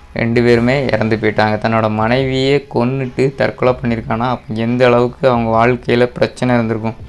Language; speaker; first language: Tamil; native; Tamil